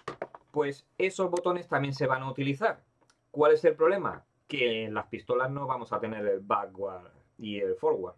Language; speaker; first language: Spanish; native; Spanish